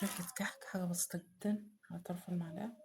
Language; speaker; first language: Arabic; native; Arabic